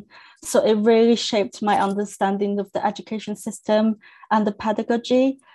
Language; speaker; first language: English; non-native, fluent; Chinese